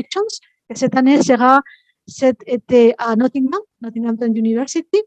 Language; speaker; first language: French; non-native, fluent; Spanish